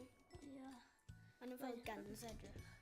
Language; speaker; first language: Welsh; non-native, local second language; English